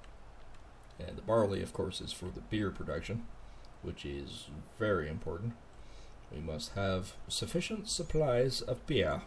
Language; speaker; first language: English; native; English